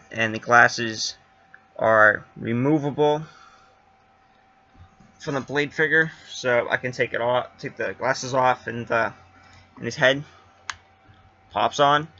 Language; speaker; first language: English; native; English